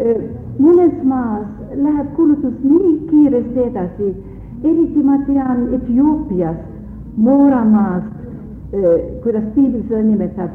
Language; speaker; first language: Estonian; early bilingual, heritage; Estonian